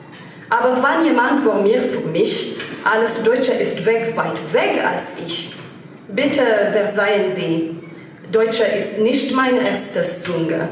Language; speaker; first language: German; non-native, learner; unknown